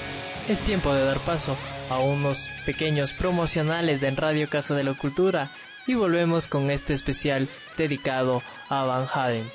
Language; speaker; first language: Spanish; native; Spanish